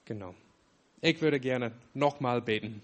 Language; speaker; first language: German; non-native, fluent; English